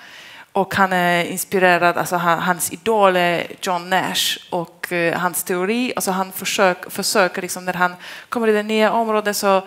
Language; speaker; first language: Swedish; non-native, fluent; Polish